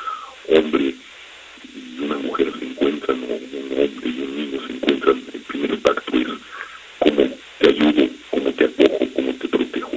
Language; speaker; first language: Spanish; native; Spanish